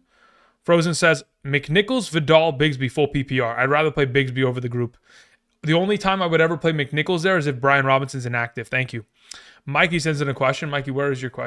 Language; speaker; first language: English; native; English